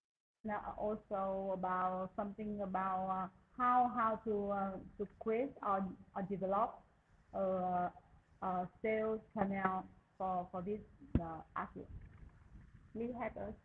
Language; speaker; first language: English; non-native, learner; Vietnamese